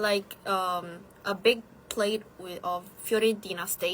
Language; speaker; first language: English; non-native, fluent; Italian